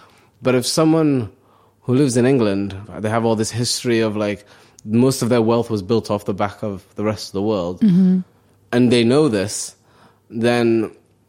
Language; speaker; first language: English; early bilingual, other home language; Somali